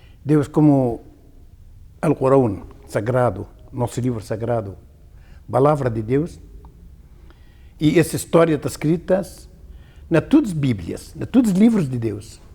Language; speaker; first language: Portuguese; non-native, learner; Arabic